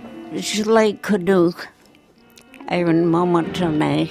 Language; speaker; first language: French; non-native, fluent; English